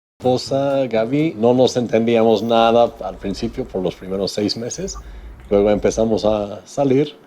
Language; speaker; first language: Spanish; non-native, fluent; English